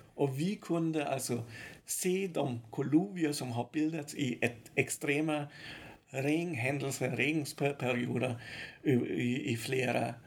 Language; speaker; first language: Swedish; non-native, fluent; German